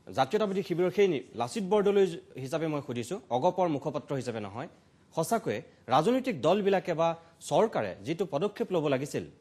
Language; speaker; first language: Assamese; native; Assamese